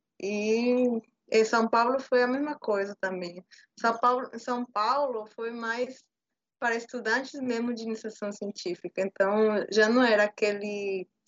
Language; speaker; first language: Portuguese; non-native, fluent; Spanish